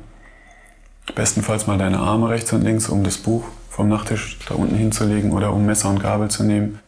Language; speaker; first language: German; native; German